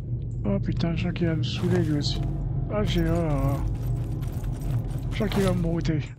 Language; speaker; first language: French; native; French